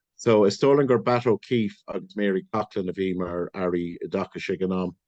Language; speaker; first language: Irish; non-native, local second language; English